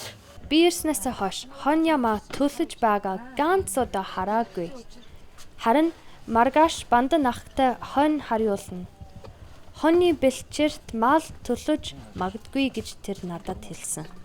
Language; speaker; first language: Mongolian; non-native, learner; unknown